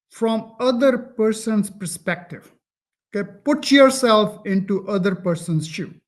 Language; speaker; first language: English; non-native, local second language; Punjabi